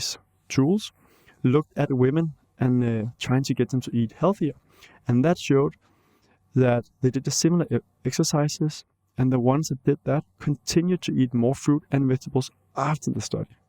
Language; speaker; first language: English; non-native, fluent; Danish